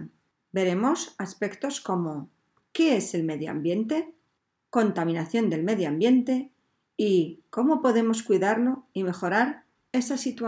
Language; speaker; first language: Spanish; native; Spanish